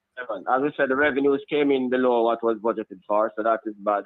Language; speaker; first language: English; native; English